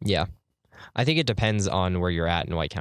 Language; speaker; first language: English; native; English